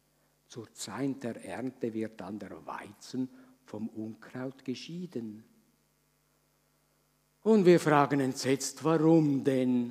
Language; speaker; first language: German; native; German